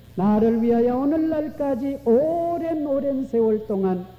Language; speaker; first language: Korean; native; Korean